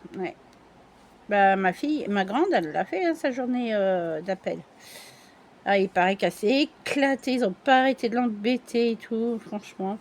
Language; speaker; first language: French; native; French